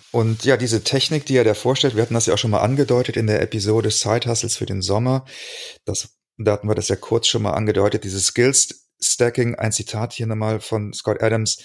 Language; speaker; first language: German; native; German